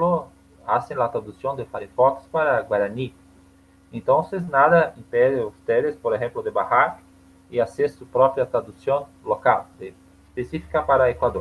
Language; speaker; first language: Spanish; non-native, learner; Portuguese